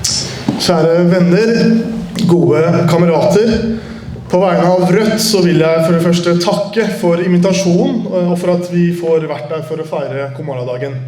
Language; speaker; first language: Norwegian; early bilingual, other home language; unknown